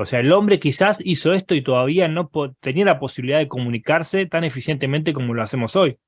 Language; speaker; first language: Spanish; native; Spanish